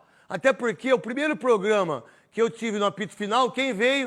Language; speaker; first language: Portuguese; native; Portuguese